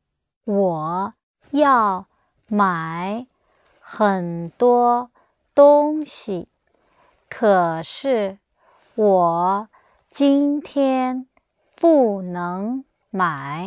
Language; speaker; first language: Chinese; non-native, learner; English